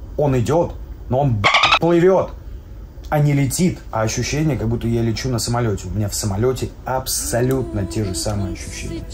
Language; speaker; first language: Russian; native; Russian